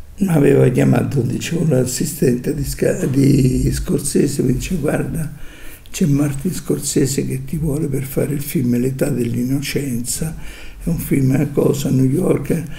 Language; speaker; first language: Italian; native; Italian